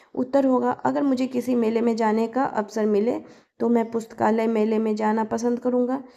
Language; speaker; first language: Hindi; native; Hindi